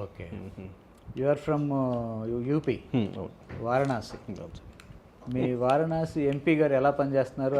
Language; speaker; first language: Telugu; native; Telugu